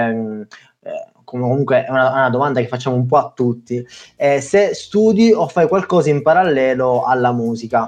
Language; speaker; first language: Italian; native; Italian